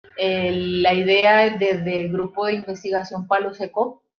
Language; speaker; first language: Spanish; native; Spanish